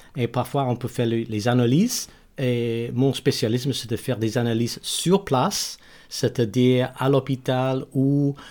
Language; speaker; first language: French; non-native, fluent; English